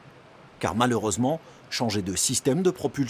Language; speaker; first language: French; native; French